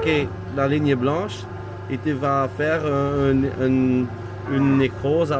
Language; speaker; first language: French; non-native, local second language; Dutch